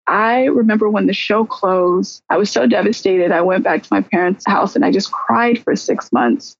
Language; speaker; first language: English; native; English